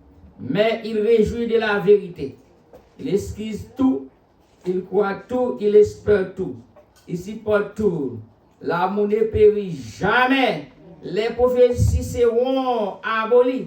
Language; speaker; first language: French; non-native, local second language; Haitian Creole